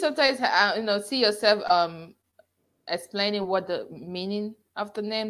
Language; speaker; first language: English; non-native, local second language; Igbo